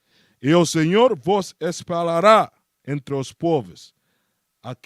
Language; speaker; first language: Portuguese; non-native, fluent; Spanish